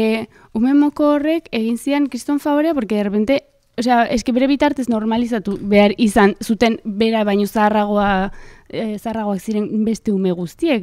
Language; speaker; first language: Basque; native; Basque